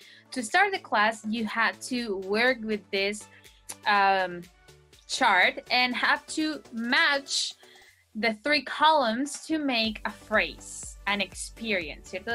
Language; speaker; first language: English; non-native, fluent; Spanish